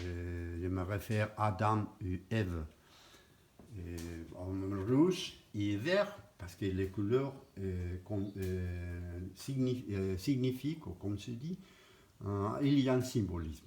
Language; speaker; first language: French; non-native, fluent; Spanish